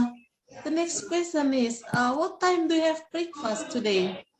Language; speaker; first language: English; non-native, learner; Indonesian